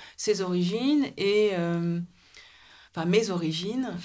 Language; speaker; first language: French; native; French